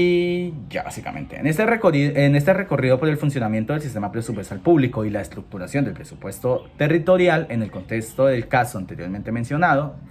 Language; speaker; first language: Spanish; native; Spanish